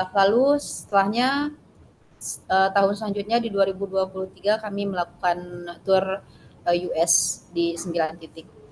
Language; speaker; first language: Indonesian; native; Indonesian